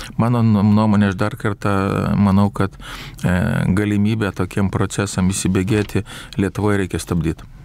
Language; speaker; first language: Lithuanian; native; Lithuanian